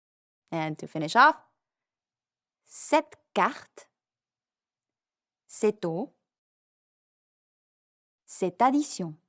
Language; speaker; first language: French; non-native, fluent; English